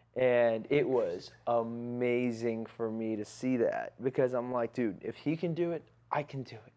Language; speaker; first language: English; early bilingual, other home language; Hindi